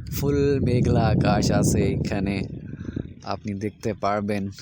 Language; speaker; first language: Bangla; non-native, learner; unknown